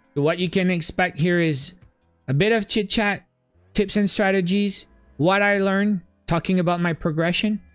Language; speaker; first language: English; native; English